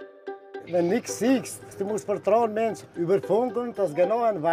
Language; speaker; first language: German; non-native, learner; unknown